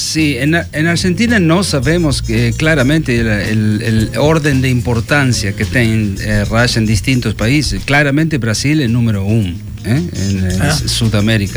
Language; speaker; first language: Portuguese; non-native, learner; Spanish